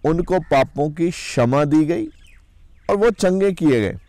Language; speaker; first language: Hindi; non-native, local second language; Punjabi